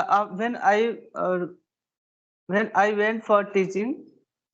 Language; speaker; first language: English; non-native, learner; Hindi